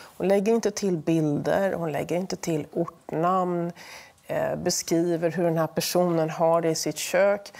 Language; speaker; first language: Swedish; native; Swedish